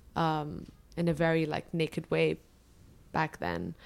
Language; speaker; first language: English; early bilingual, other home language; Arabic